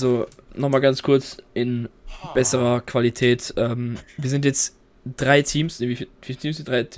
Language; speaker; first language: German; native; German